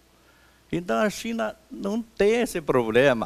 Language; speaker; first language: Portuguese; non-native, fluent; Chinese